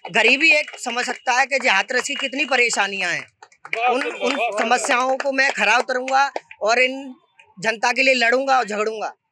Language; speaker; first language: Hindi; native; Hindi